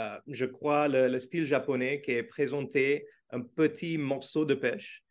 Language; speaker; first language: French; non-native, learner; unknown